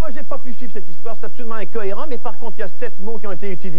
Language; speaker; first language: French; native; French